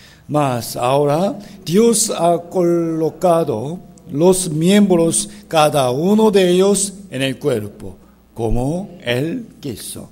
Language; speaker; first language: Spanish; non-native, fluent; Korean